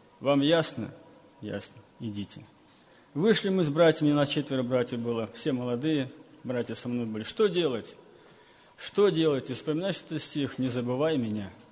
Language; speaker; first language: Russian; native; Russian